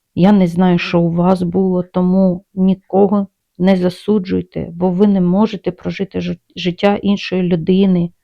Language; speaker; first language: Ukrainian; non-native, local second language; Russian